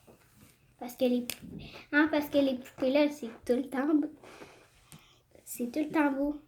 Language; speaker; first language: French; native; French